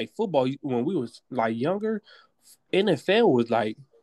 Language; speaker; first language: English; native; English